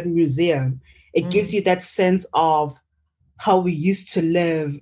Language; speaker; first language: English; non-native, local second language; Northern Sotho